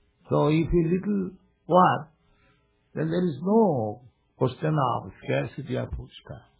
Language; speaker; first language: English; non-native, local second language; Bangla